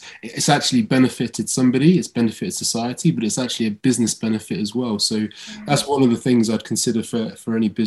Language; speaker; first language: English; native; English